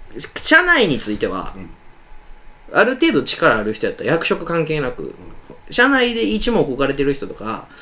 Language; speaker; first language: Japanese; native; Japanese